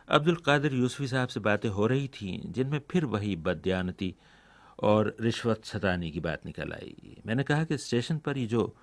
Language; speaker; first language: Urdu; native; Urdu